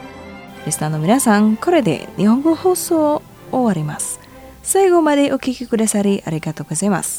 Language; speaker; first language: Japanese; non-native, fluent; Indonesian